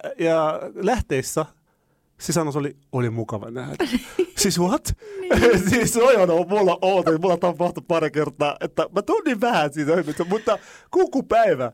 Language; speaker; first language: Finnish; non-native, fluent; Arabic